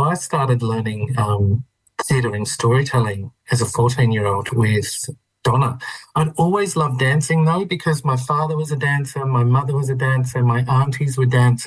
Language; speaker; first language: English; native; English